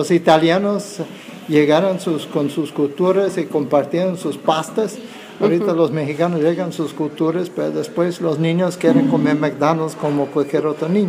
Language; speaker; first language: Spanish; non-native, fluent; English